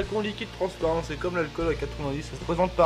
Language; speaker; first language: French; native; French